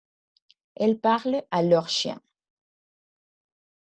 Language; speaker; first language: French; non-native, fluent; Spanish